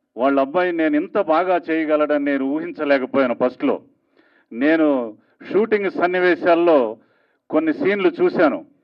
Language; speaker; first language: Telugu; native; Telugu